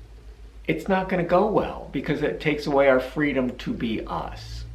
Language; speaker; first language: English; native; English